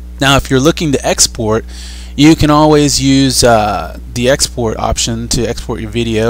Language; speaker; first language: English; native; English